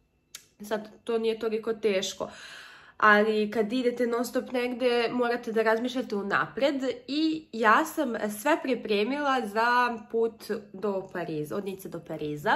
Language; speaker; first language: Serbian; early bilingual, heritage; Serbian